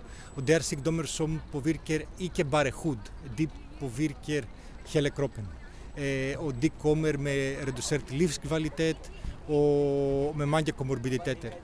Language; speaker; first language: Norwegian; non-native, fluent; Greek